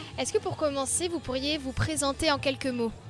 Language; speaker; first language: French; native; French